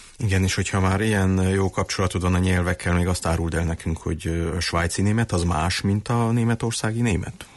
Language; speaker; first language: Hungarian; native; Hungarian